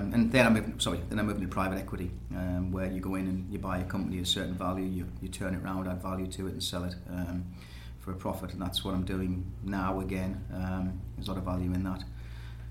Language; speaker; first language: English; native; English